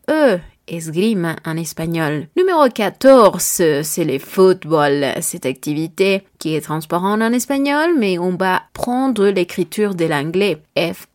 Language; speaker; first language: French; non-native, learner; Spanish